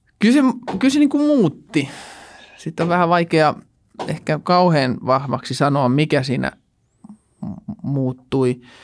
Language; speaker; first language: Finnish; native; Finnish